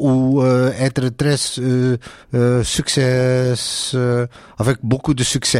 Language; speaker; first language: French; non-native, local second language; Dutch